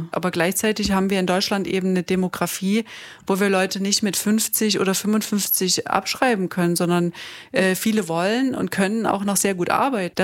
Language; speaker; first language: German; native; German